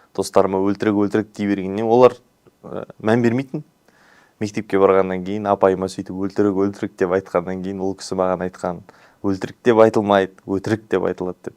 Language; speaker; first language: Kazakh; non-native, local second language; Uyghur